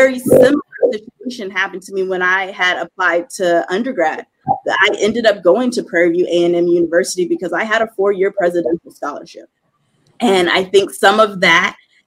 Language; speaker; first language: English; native; English